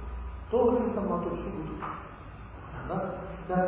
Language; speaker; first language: Russian; non-native, learner; Tibetan